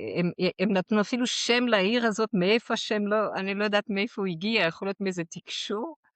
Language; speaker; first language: Hebrew; non-native, fluent; Portuguese